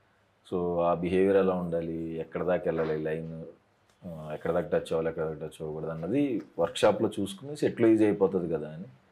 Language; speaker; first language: Telugu; native; Telugu